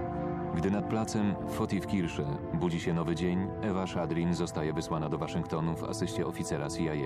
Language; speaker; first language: Polish; native; Polish